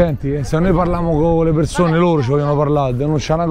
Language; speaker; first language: Italian; native; Italian